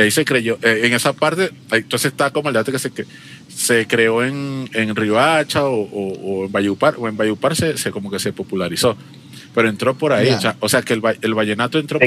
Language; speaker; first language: Spanish; native; Spanish